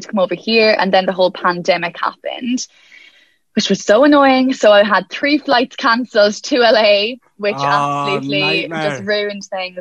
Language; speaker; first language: English; native; English